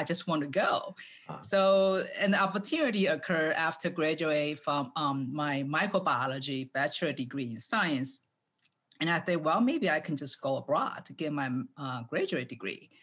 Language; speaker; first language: English; non-native, fluent; Chinese